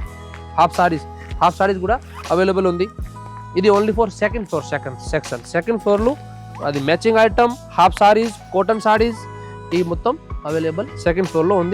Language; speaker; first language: Telugu; non-native, local second language; Urdu